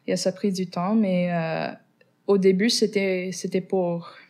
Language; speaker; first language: French; non-native, fluent; English